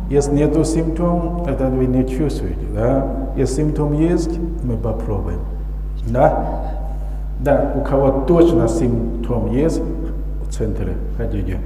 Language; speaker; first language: Russian; non-native, learner; Chinese